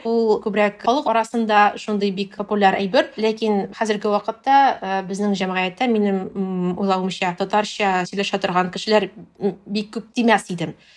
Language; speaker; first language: Tatar; non-native, local second language; Russian